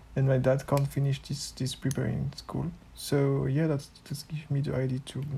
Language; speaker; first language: English; non-native, learner; French